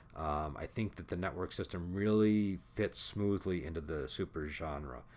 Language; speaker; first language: English; native; English